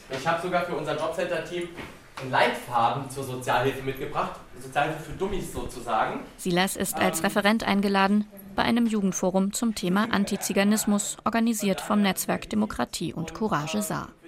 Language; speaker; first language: German; native; German